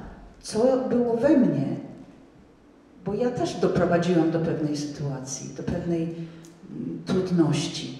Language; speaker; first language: Polish; non-native, fluent; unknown